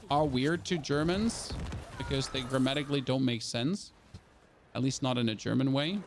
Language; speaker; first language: English; non-native, fluent; German